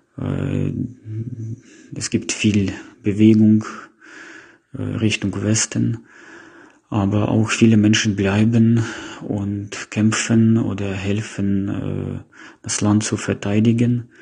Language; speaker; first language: German; non-native, fluent; Ukrainian